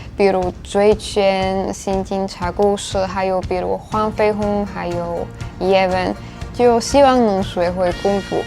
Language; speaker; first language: Chinese; non-native, fluent; Russian